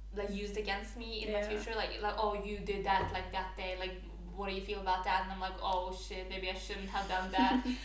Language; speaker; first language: English; non-native, fluent; Norwegian